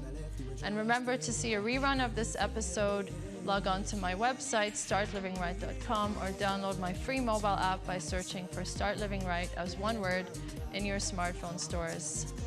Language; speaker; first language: English; non-native, local second language; Arabic